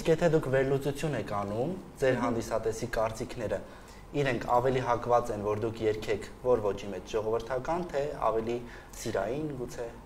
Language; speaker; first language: Armenian; native; Armenian